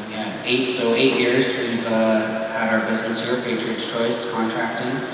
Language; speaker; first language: English; native; English